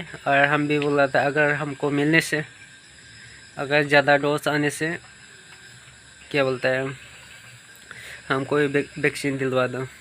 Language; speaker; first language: Hindi; non-native, local second language; Santali